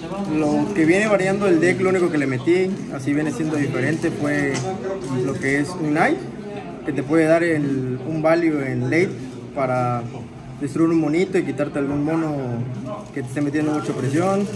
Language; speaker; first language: Spanish; native; Spanish